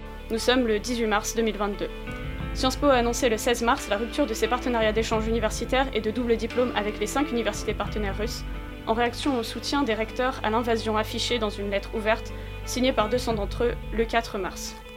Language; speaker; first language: French; native; French